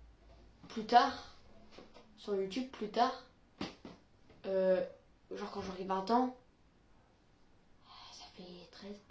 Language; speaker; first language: French; native; French